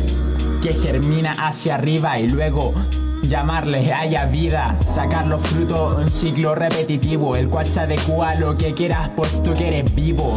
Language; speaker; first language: Spanish; native; Spanish